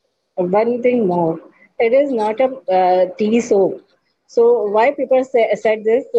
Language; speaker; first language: English; non-native, learner; Urdu